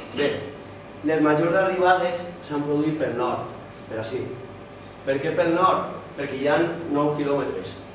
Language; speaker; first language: Catalan; native; Catalan